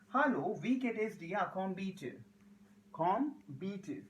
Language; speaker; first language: German; non-native, learner; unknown